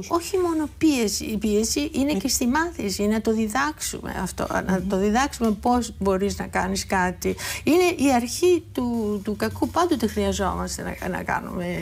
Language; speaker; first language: Greek; native; Greek